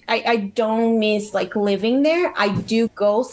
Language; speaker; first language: English; non-native, fluent; Portuguese